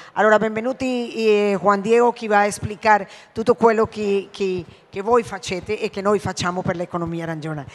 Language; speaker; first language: Italian; non-native, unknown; Spanish